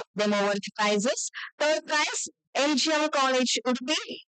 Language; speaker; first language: English; non-native, local second language; Kannada